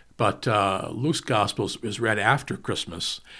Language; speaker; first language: English; native; English